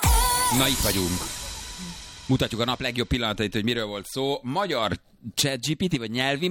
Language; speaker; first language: Hungarian; native; Hungarian